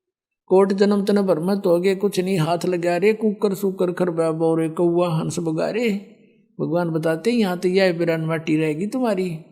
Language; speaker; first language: Hindi; native; Hindi